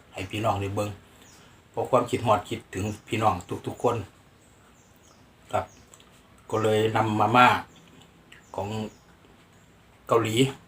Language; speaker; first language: Thai; native; Thai